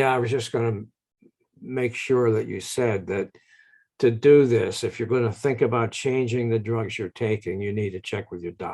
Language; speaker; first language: English; native; English